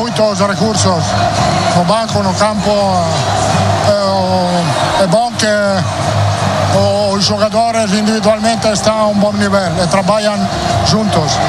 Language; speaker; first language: Portuguese; non-native, learner; Italian